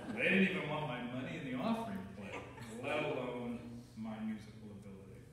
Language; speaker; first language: English; native; English